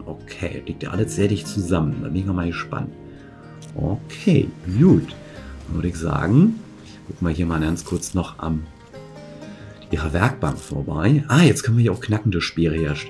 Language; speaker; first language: German; native; German